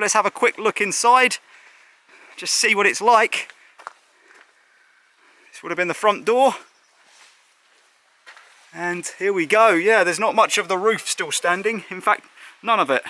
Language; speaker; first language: English; native; English